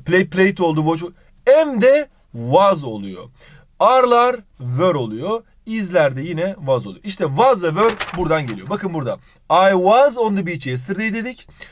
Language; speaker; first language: English; non-native, fluent; Turkish